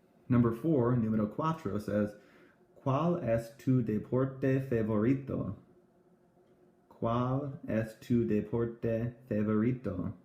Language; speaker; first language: Spanish; non-native, fluent; English